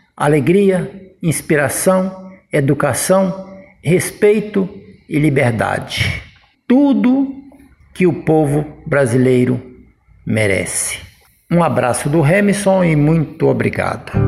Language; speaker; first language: Portuguese; native; Portuguese